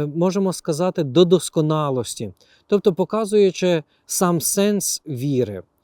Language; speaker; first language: Ukrainian; native; Ukrainian